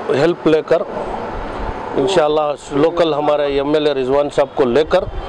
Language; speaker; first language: Hindi; non-native, local second language; Urdu